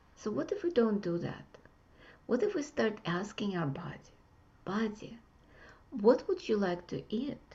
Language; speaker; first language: English; non-native, fluent; Russian